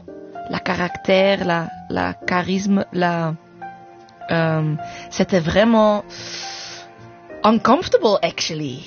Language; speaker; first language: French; non-native, fluent; English